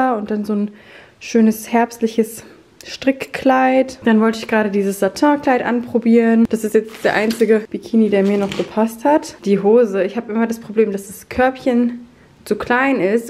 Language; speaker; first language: German; native; German